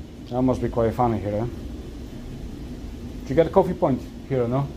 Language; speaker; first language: English; non-native, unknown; Polish